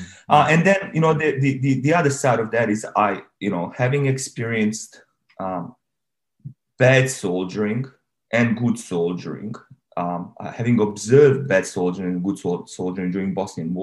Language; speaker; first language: English; non-native, fluent; Bosnian